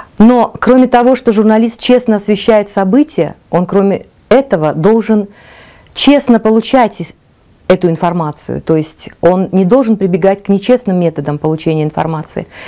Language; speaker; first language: Russian; non-native, local second language; Tajik